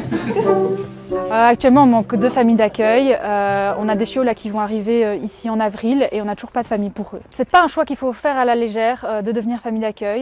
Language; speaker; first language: French; native; French